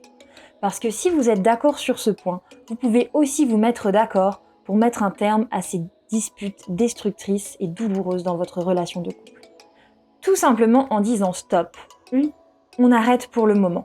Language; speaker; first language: French; native; French